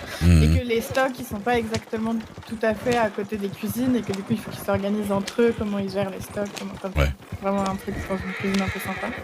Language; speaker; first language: French; native; French